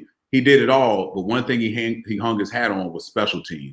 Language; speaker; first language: English; native; English